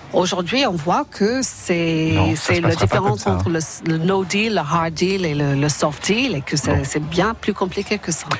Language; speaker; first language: French; non-native, fluent; English